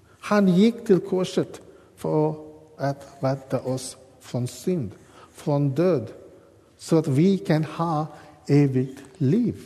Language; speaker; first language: Swedish; non-native, fluent; English